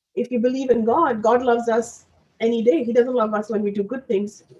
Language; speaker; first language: English; non-native, local second language; Hindi